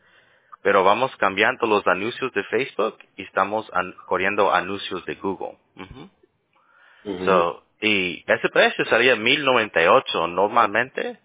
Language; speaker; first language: Spanish; early bilingual, heritage; Spanish